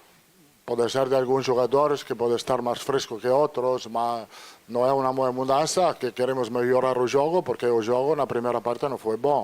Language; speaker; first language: Portuguese; non-native, fluent; Italian